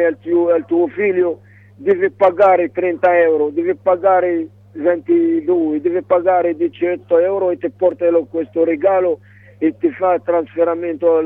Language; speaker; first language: Italian; non-native, learner; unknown